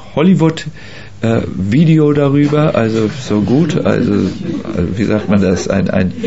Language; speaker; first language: German; native; German